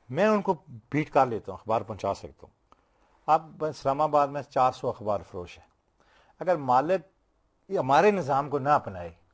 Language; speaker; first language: Urdu; non-native, local second language; Punjabi